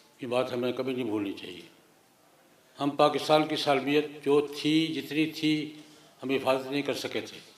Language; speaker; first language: Urdu; non-native, local second language; Punjabi